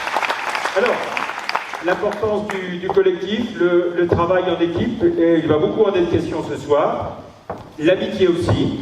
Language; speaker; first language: French; native; French